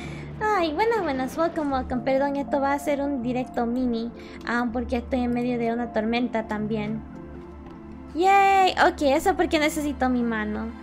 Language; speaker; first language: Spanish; non-native, learner; English